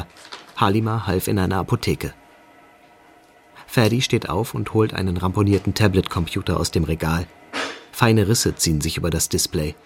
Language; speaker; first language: German; native; German